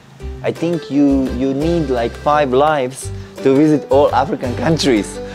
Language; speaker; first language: English; non-native, learner; Italian